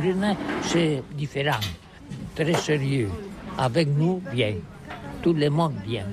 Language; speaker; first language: French; non-native, learner; Catalan